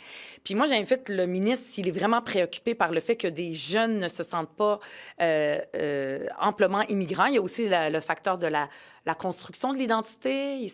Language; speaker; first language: French; early bilingual, other home language; Arabic